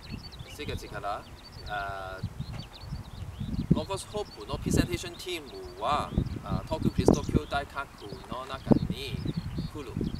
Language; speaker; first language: Japanese; non-native, learner; Chinese